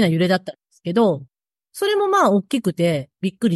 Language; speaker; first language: Japanese; native; Japanese